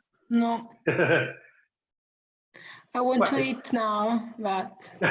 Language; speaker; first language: English; non-native, learner; Italian